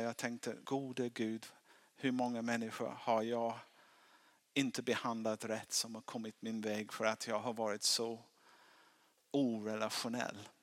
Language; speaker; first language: Swedish; non-native, fluent; English